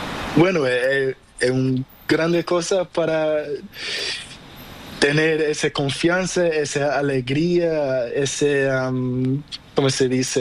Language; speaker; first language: Spanish; non-native, learner; Portuguese